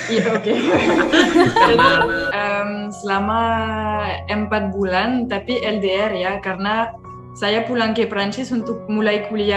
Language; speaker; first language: Indonesian; non-native, fluent; French